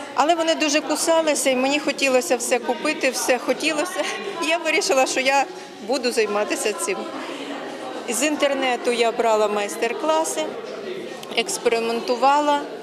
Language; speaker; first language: Ukrainian; native; Ukrainian